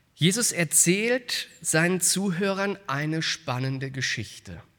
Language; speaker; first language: German; native; German